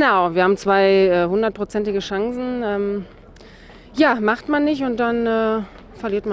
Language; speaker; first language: German; native; German